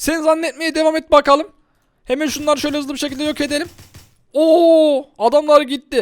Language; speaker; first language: Turkish; native; Turkish